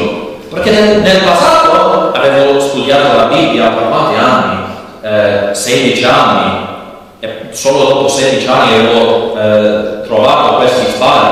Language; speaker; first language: Italian; non-native, learner; English